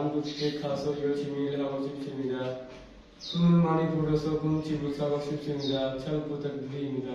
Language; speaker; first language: Korean; non-native, learner; Punjabi